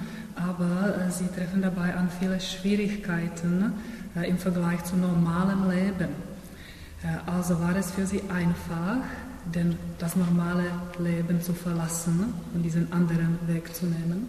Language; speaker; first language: German; non-native, fluent; Czech